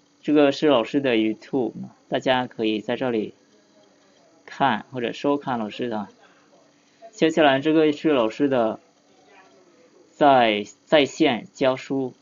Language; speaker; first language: Chinese; non-native, fluent; Lao